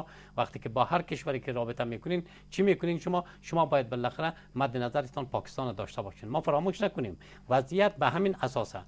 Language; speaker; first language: Persian; native; Persian